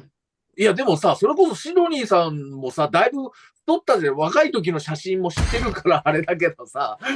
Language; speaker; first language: Japanese; native; Japanese